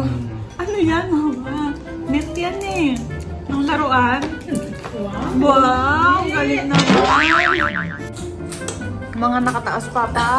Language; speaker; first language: Japanese; non-native, learner; Filipino